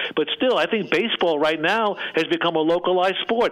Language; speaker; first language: English; native; English